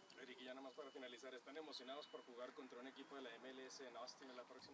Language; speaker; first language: Spanish; native; Spanish